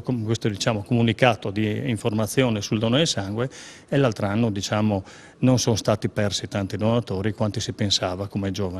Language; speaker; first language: Italian; native; Italian